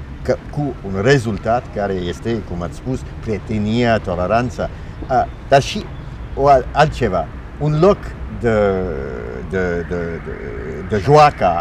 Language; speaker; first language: Romanian; non-native, fluent; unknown